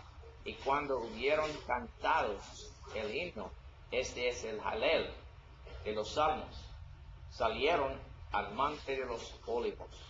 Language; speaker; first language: Spanish; non-native, learner; English